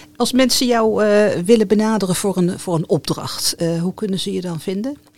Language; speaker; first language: Dutch; native; Dutch